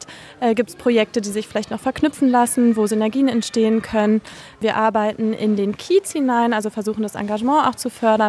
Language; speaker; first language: German; native; German